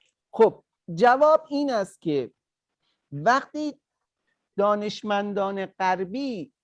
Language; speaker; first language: Persian; native; Persian